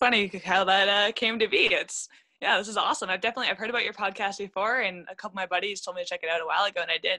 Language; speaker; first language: English; native; English